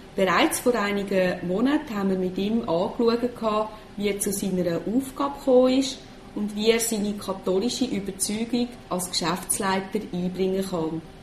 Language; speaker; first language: German; native; German